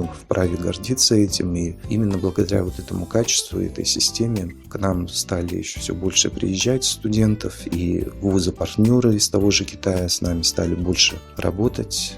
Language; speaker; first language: Russian; non-native, local second language; Yakut